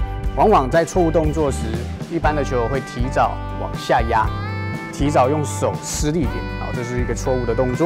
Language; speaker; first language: Chinese; native; Chinese